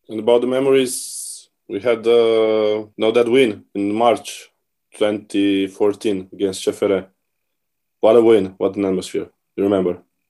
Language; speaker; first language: English; non-native, fluent; Romanian